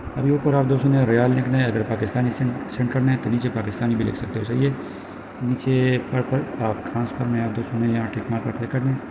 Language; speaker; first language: Urdu; non-native, local second language; Punjabi